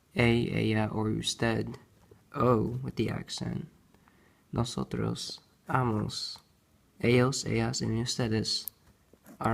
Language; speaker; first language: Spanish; non-native, learner; English